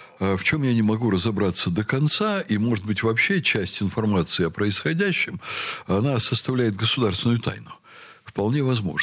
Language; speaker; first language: Russian; native; Russian